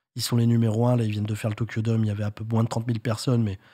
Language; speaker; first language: French; native; French